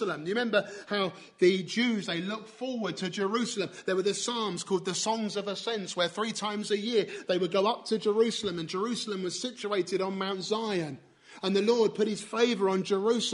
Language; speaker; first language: English; native; English